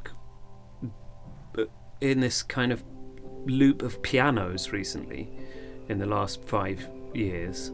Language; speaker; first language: English; native; English